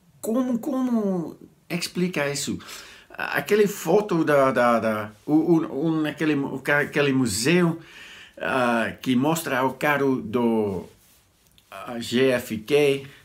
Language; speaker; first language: Portuguese; non-native, learner; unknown